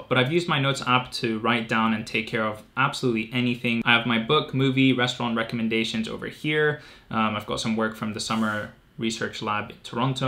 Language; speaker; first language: English; native; English